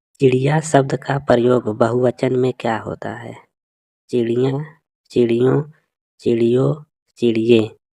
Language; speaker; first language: Hindi; native; Hindi